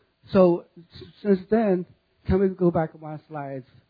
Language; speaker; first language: English; non-native, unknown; Chinese